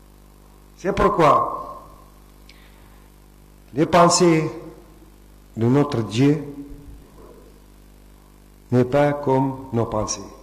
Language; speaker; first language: French; non-native, fluent; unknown